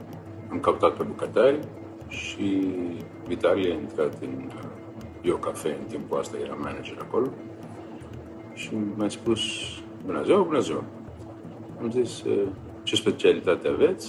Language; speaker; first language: Romanian; non-native, learner; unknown